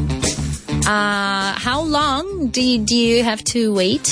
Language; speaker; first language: English; non-native, fluent; Spanish